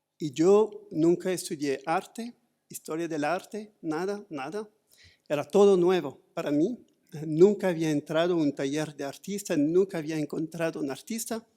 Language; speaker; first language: Spanish; non-native, fluent; French